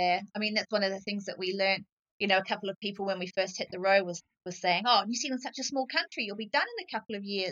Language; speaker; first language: English; native; English